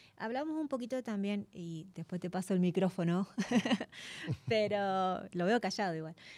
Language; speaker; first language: Spanish; native; Spanish